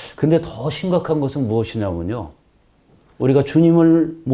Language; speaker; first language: Korean; native; Korean